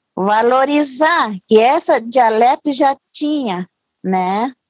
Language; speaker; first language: Portuguese; non-native, local second language; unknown